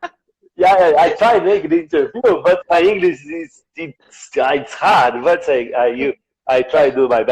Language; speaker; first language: English; non-native, learner; Portuguese